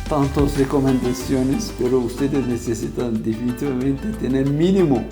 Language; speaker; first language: Spanish; non-native, fluent; Turkish